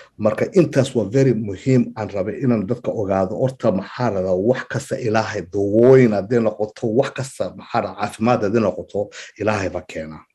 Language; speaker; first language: Somali; early bilingual, heritage; Somali